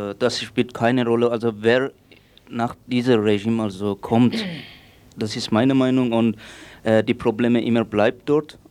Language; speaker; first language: German; non-native, learner; Persian